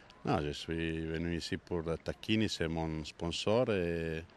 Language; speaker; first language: French; non-native, learner; Italian